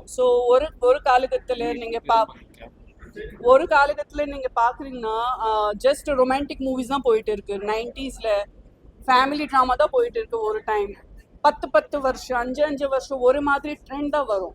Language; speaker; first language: Tamil; non-native, fluent; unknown